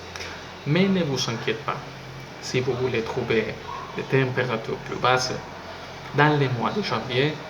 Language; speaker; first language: French; non-native, learner; Spanish